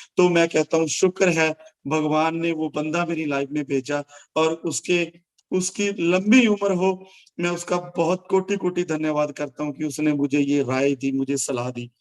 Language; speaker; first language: Hindi; non-native, local second language; Punjabi